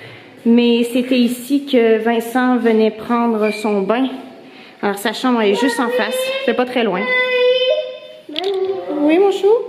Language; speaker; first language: French; native; French